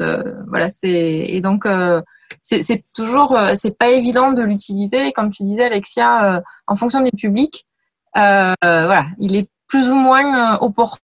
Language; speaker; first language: French; native; French